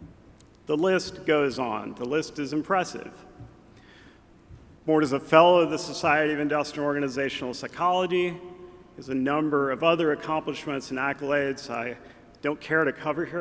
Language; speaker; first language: English; native; English